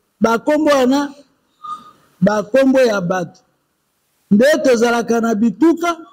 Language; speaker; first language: Lingala; non-native, local second language; Mongo